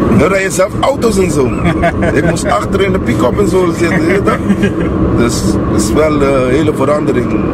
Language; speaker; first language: Dutch; non-native, local second language; Papiamento